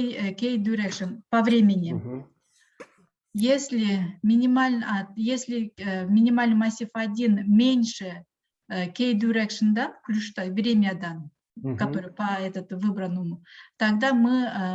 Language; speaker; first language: Russian; non-native, local second language; Kyrgyz